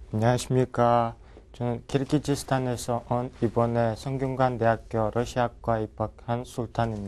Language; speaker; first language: Korean; non-native, learner; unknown